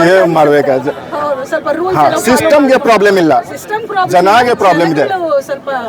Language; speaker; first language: Kannada; non-native, learner; Hindi